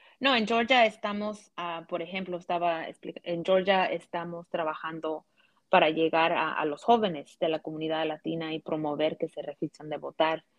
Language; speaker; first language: Spanish; early bilingual, heritage; Spanish